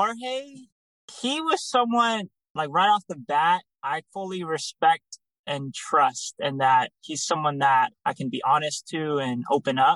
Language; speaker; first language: English; native; English